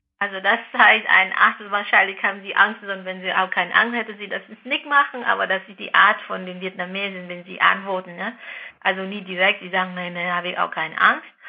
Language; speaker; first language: German; non-native, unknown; Vietnamese